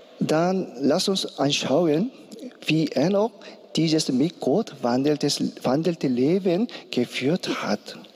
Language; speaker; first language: German; non-native, learner; Korean